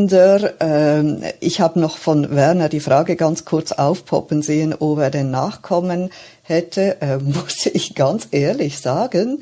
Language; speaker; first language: German; native; German